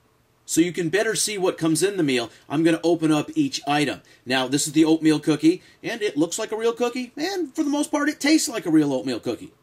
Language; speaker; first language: English; native; English